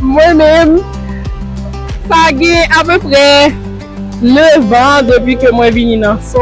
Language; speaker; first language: French; non-native, learner; Haitian Creole